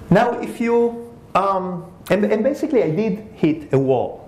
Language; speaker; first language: English; early bilingual, other home language; Spanish